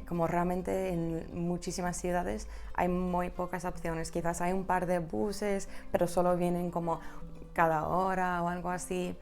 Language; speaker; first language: Spanish; non-native, fluent; English